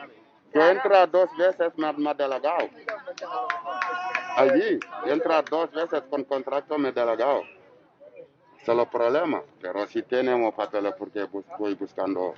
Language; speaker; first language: Spanish; non-native, learner; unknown